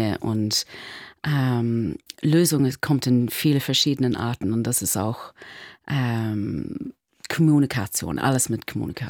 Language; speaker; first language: German; non-native, learner; English